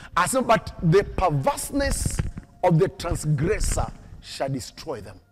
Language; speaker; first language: English; non-native, local second language; Swahili